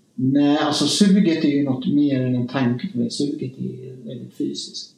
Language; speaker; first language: Swedish; early bilingual, other home language; Spanish